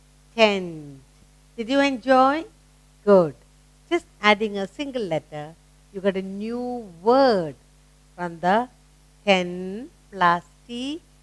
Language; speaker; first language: English; non-native, local second language; Tamil